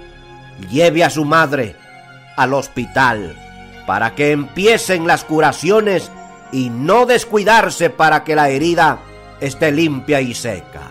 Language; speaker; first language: Spanish; native; Spanish